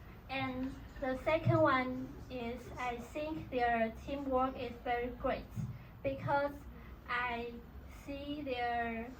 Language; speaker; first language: English; non-native, learner; Chinese